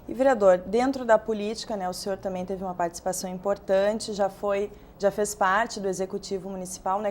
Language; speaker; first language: Portuguese; native; Portuguese